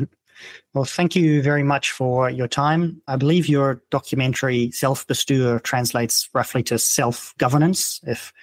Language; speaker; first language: English; non-native, fluent; Dutch